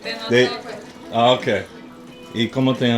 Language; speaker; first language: Spanish; non-native, learner; English